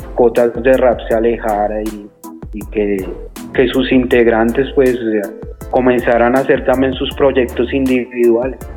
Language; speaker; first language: Spanish; native; Spanish